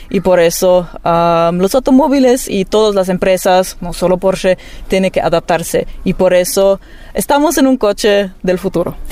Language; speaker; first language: Spanish; non-native, fluent; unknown